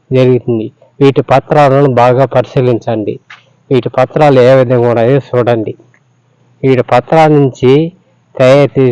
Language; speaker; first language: Telugu; non-native, local second language; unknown